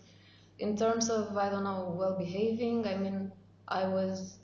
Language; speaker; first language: English; non-native, fluent; Romanian